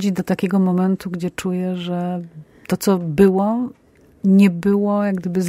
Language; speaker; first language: Polish; native; Polish